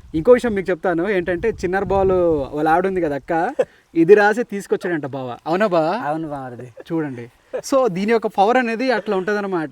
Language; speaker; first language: Telugu; native; Telugu